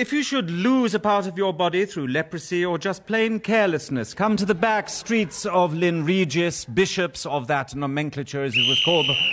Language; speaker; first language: English; native; English